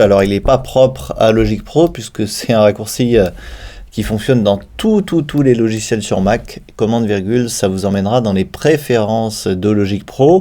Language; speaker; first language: French; native; French